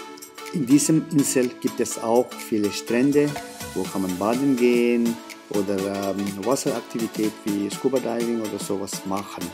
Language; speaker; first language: German; non-native, learner; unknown